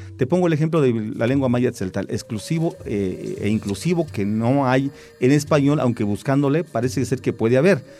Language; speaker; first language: Spanish; non-native, local second language; Tzeltal